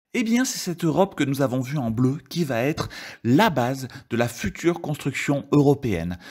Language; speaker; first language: French; native; French